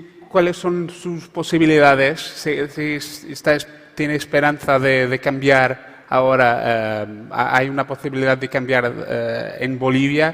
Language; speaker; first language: Spanish; non-native, fluent; Portuguese